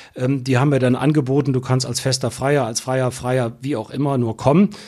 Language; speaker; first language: German; native; German